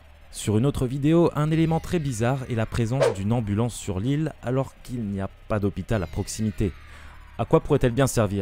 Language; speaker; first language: French; native; French